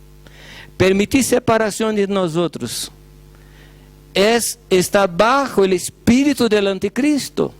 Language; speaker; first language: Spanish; non-native, fluent; Portuguese